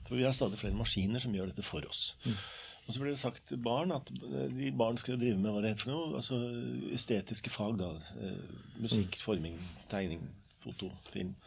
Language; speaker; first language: Norwegian; native; Norwegian